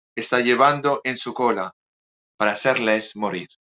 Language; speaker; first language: Spanish; non-native, fluent; French